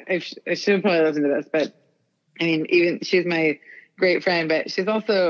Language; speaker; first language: English; native; English